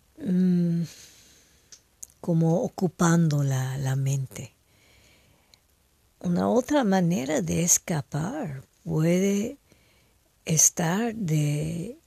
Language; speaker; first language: Spanish; non-native, fluent; French